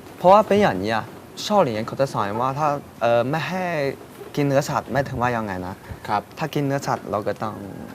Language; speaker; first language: Thai; non-native, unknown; Chinese